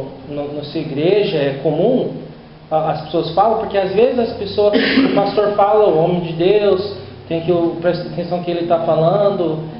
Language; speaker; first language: Portuguese; non-native, learner; English